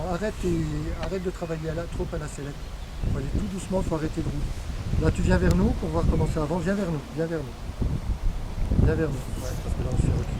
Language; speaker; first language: French; native; French